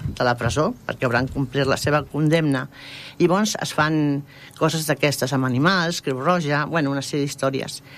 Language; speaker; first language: Catalan; non-native, local second language; Spanish